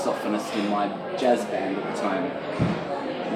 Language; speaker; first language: English; native; English